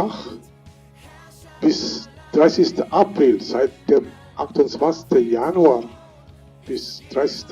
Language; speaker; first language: German; non-native, learner; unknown